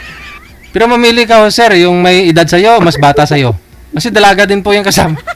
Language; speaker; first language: Filipino; native; Filipino